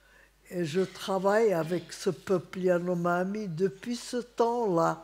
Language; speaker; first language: French; non-native, fluent; Hungarian